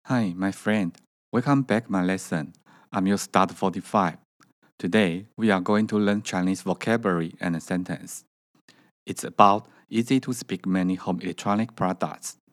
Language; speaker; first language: English; non-native, learner; Chinese